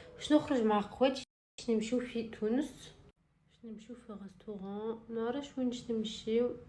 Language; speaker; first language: Arabic; early bilingual, other home language; French